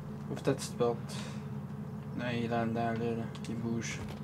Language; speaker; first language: French; native; French